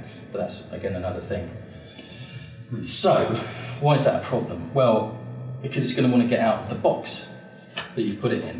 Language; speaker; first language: English; native; English